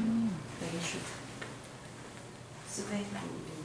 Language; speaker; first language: French; non-native, learner; Korean